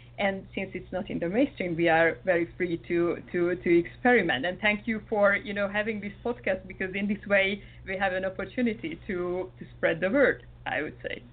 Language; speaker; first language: English; non-native, fluent; Hungarian